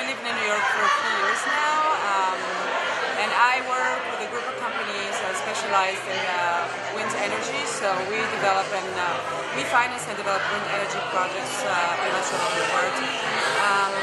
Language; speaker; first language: English; non-native, fluent; Arabic